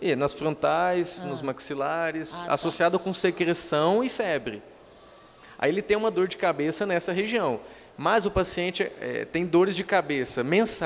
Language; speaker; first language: Portuguese; native; Portuguese